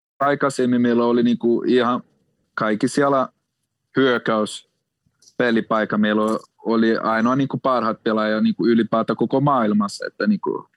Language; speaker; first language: Finnish; non-native, fluent; Portuguese